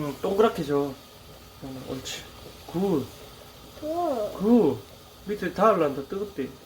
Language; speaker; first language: Korean; native; Korean